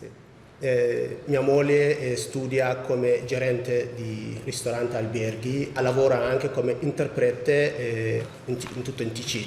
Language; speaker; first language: Italian; non-native, learner; Tigrinya